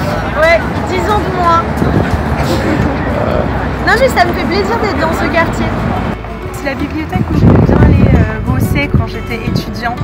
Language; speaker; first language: French; native; French